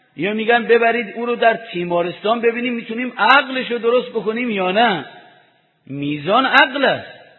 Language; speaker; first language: Persian; native; Persian